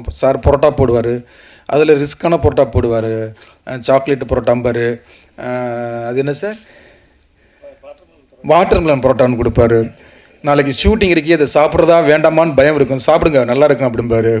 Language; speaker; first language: Tamil; native; Tamil